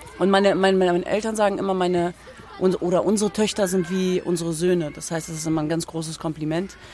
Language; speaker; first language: German; early bilingual, other home language; Kurdish